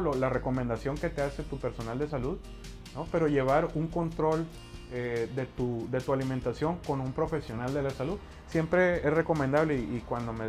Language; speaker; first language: Spanish; native; Spanish